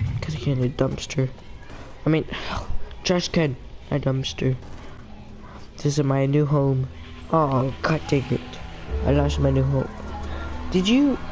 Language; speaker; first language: English; native; English